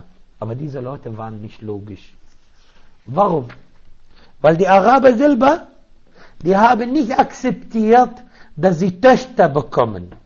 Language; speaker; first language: German; non-native, fluent; Arabic